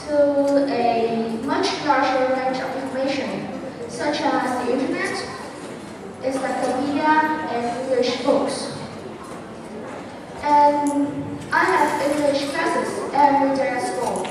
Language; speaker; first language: English; non-native, fluent; Vietnamese